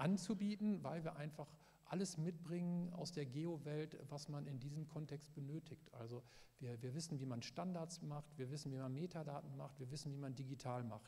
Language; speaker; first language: German; native; German